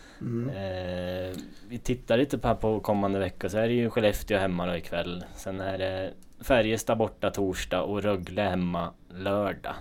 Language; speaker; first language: Swedish; native; Swedish